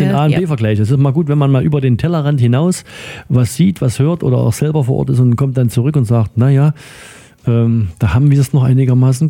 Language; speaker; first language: German; native; German